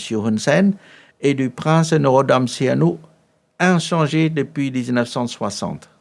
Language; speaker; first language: French; non-native, fluent; Khmer